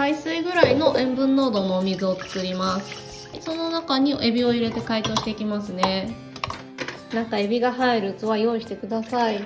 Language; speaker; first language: Japanese; native; Japanese